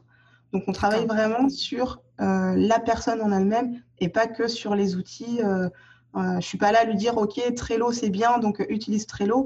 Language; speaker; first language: French; native; French